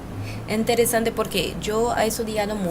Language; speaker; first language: Spanish; non-native, learner; Portuguese